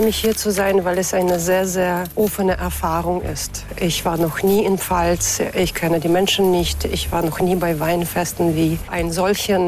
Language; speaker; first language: German; non-native, fluent; Russian